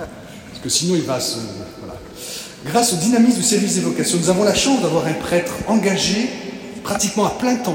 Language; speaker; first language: French; native; French